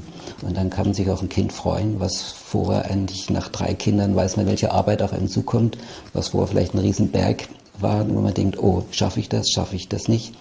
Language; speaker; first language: German; native; German